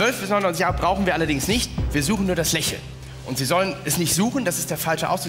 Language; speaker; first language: German; native; German